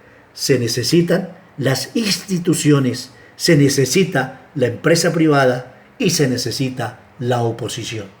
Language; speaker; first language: Spanish; native; Spanish